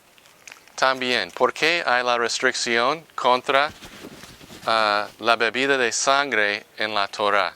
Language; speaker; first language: Spanish; non-native, fluent; English